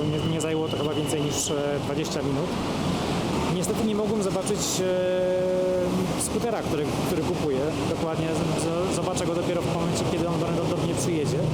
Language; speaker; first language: Polish; native; Polish